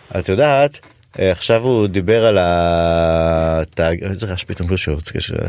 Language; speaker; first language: Hebrew; native; Hebrew